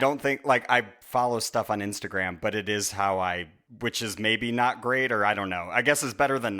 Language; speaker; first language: English; native; English